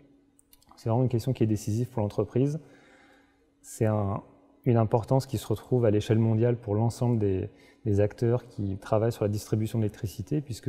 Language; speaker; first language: French; native; French